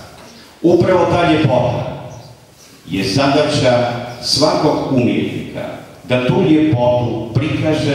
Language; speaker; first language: Croatian; native; Croatian